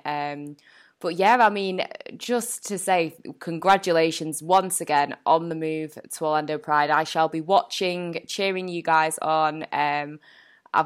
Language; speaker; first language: English; native; English